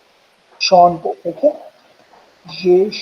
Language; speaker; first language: French; non-native, learner; Marathi